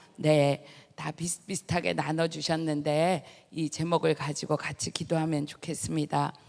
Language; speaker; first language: Korean; native; Korean